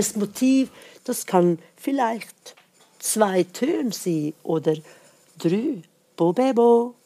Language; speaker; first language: German; non-native, fluent; Swedish